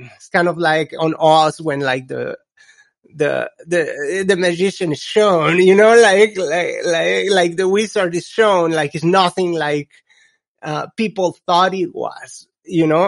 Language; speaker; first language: English; non-native, fluent; Spanish